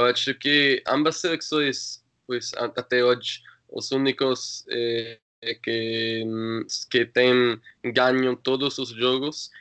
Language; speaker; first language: Portuguese; non-native, learner; English